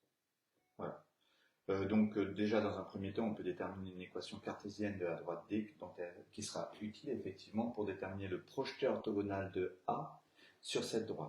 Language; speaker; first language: French; native; French